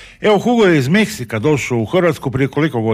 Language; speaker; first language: Serbian; native; Serbian